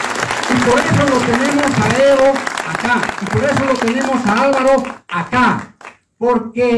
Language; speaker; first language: Spanish; native; Spanish